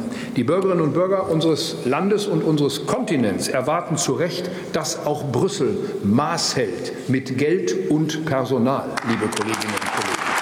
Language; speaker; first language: German; native; German